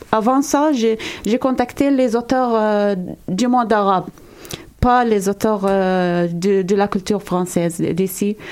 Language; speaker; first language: French; non-native, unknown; Arabic